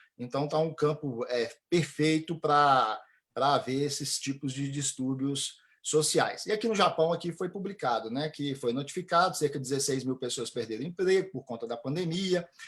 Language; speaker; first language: Portuguese; native; Portuguese